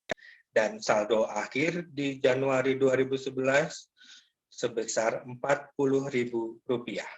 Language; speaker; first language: Indonesian; native; Indonesian